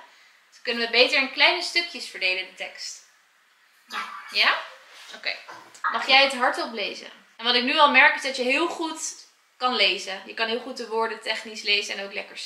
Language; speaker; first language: Dutch; native; Dutch